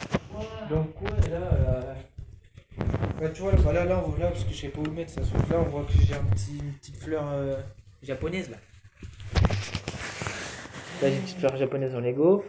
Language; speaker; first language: French; native; French